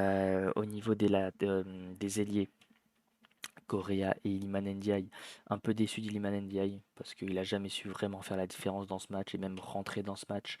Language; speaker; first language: French; native; French